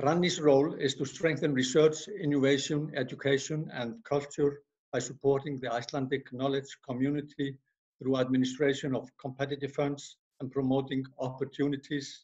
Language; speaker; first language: English; non-native, fluent; Icelandic